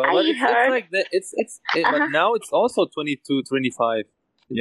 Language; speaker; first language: English; non-native, learner; German